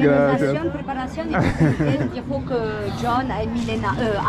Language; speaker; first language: Spanish; non-native, learner; French